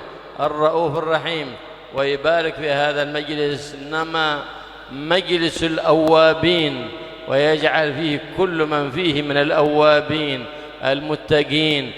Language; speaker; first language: Arabic; native; Arabic